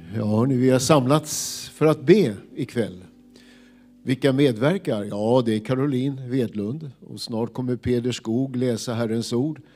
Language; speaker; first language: Swedish; native; Swedish